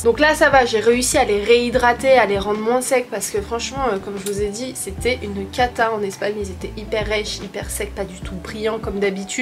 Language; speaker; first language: French; native; French